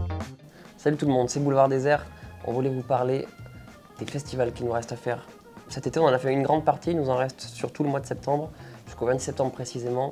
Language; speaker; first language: French; native; French